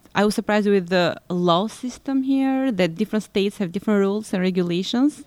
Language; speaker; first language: English; non-native, fluent; Albanian